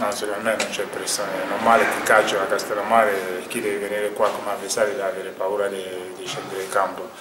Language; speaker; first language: Italian; non-native, learner; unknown